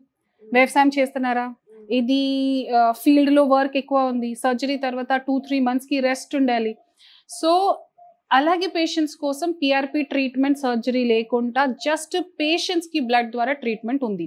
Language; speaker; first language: Telugu; non-native, fluent; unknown